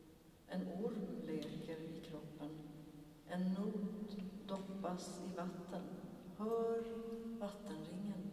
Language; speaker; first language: Swedish; native; Swedish